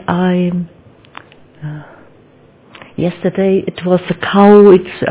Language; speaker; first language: English; non-native, learner; German